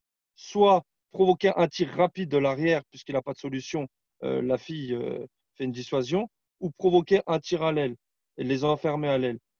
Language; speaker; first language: French; non-native, fluent; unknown